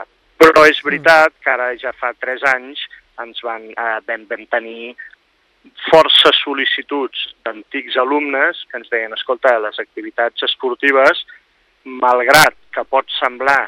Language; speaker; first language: Catalan; native; Catalan